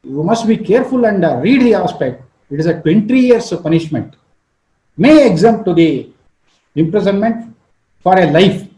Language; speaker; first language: English; non-native, local second language; Kannada